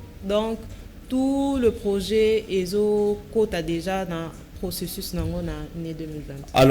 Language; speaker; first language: French; non-native, local second language; Lingala